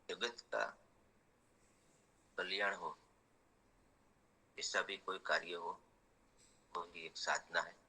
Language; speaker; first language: Hindi; native; Hindi